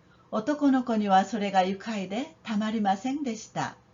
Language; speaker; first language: Japanese; non-native, fluent; Korean